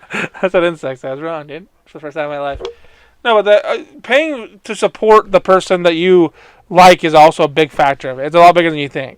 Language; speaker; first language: English; native; English